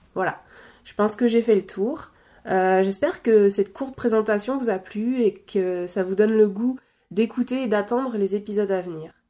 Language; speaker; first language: French; native; French